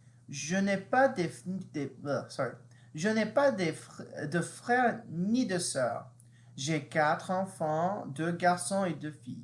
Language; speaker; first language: French; non-native, fluent; English